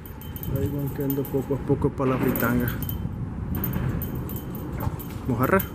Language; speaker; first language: Spanish; native; Spanish